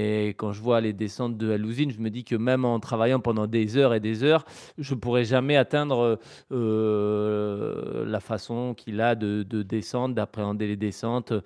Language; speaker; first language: French; native; French